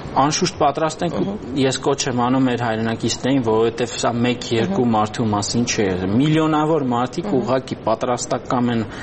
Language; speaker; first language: Armenian; native; Armenian